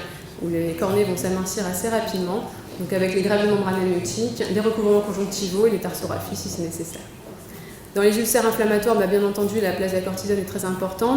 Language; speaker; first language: French; native; French